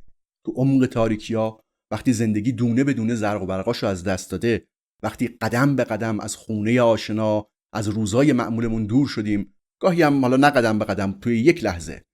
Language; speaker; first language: Persian; native; Persian